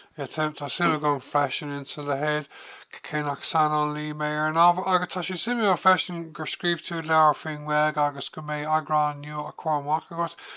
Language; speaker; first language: Irish; non-native, local second language; English